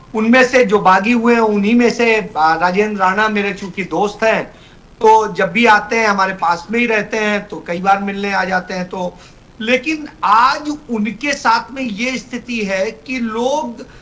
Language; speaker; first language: Hindi; native; Hindi